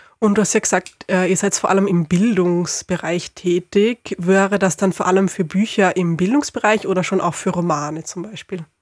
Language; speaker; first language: German; native; German